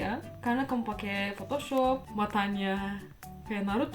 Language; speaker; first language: Indonesian; non-native, fluent; Turkish